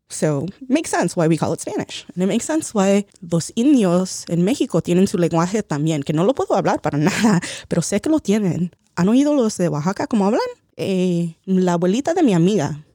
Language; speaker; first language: Spanish; early bilingual, heritage; Spanish